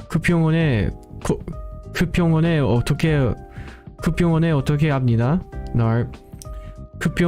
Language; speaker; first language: Korean; non-native, learner; English